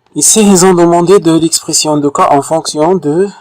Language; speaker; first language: French; non-native, local second language; Arabic